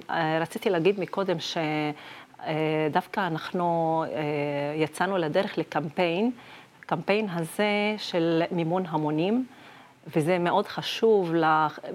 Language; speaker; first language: Hebrew; non-native, local second language; Arabic